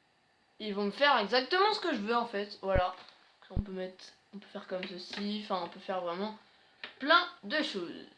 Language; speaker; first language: French; native; French